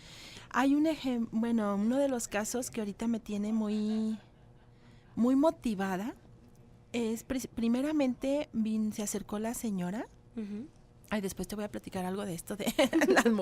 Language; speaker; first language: Spanish; native; Spanish